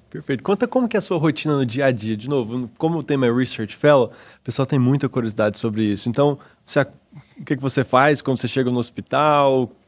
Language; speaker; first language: Portuguese; native; Portuguese